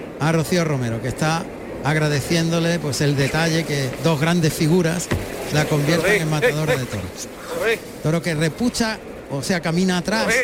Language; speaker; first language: Spanish; native; Spanish